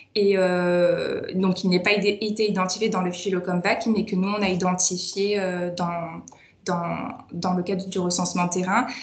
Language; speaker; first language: French; native; French